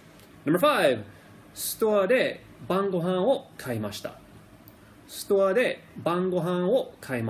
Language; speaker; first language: Japanese; non-native, fluent; English